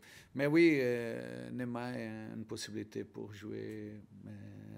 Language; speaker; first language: French; non-native, learner; Portuguese